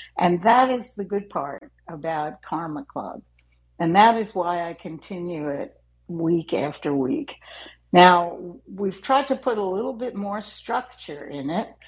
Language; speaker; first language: English; native; English